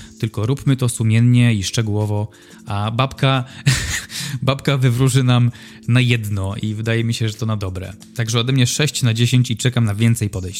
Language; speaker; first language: Polish; native; Polish